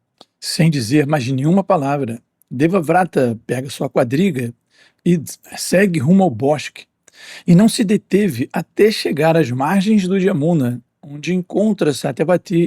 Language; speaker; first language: Portuguese; native; Portuguese